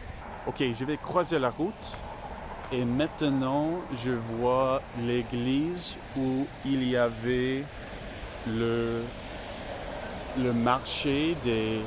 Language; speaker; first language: French; non-native, learner; English